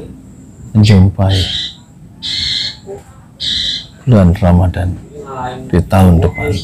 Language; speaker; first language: Indonesian; native; Indonesian